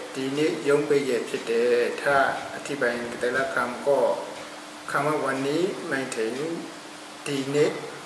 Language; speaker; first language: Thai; non-native, fluent; Burmese